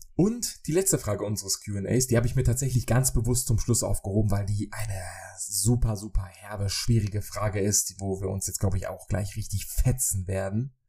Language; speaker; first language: German; early bilingual, other home language; Polish